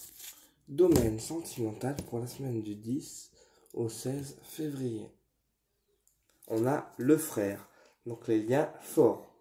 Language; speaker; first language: French; native; French